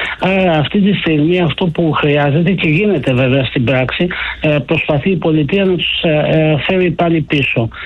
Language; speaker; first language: Greek; early bilingual, heritage; Greek